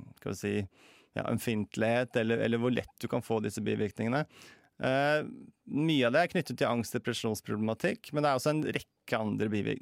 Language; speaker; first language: Norwegian; native; Norwegian